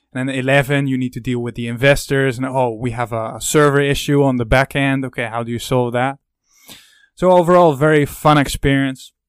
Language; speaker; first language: English; non-native, fluent; Dutch